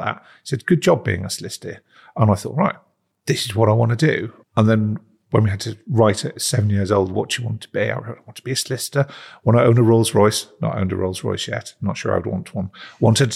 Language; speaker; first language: English; native; English